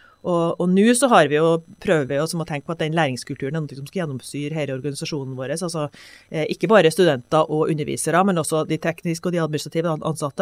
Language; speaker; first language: Norwegian; native; Norwegian